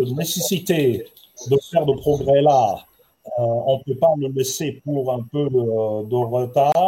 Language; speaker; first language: French; non-native, fluent; German